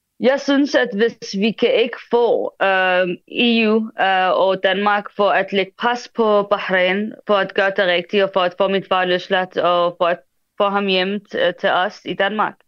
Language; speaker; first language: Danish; early bilingual, other home language; Arabic